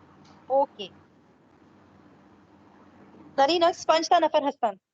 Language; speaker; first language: Persian; non-native, learner; Urdu